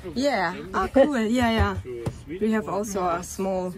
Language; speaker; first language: English; non-native, learner; German